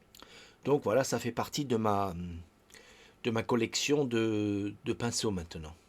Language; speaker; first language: French; native; French